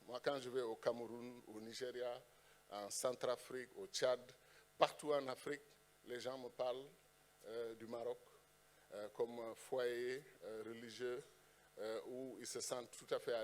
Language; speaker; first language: French; non-native, local second language; Wolof